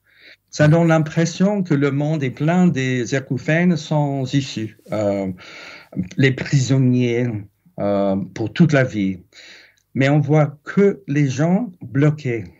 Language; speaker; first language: French; non-native, fluent; English